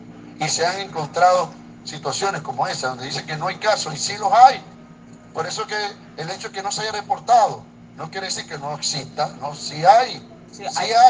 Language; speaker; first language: Spanish; native; Spanish